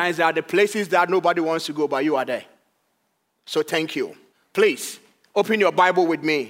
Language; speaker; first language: English; non-native, local second language; Akan